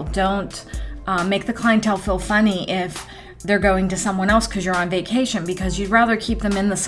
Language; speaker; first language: English; native; English